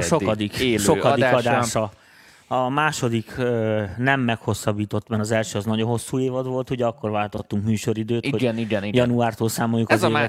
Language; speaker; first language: Hungarian; native; Hungarian